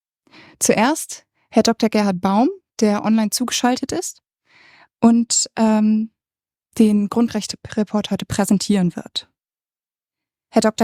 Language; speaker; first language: German; native; German